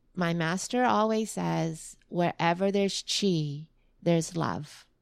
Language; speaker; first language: English; early bilingual, other home language; Vietnamese